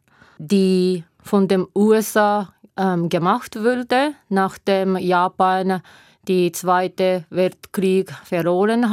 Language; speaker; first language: German; non-native, learner; Japanese